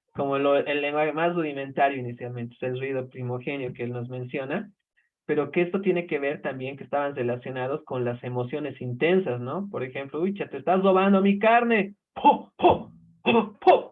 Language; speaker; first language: Spanish; native; Spanish